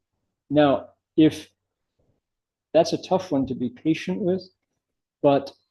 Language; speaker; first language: English; native; English